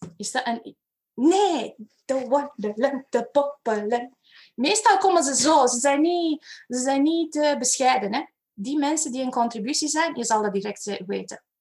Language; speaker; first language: Dutch; non-native, fluent; Romanian